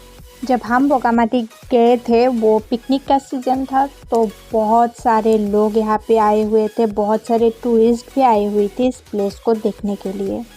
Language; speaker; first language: Hindi; non-native, local second language; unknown